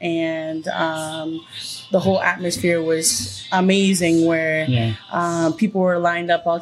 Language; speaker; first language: English; native; English